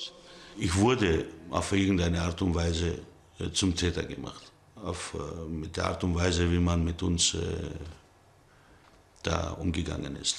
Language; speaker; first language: German; early bilingual, other home language; Greek